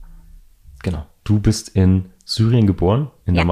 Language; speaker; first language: German; native; German